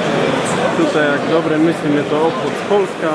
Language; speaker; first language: Polish; non-native, learner; Slovak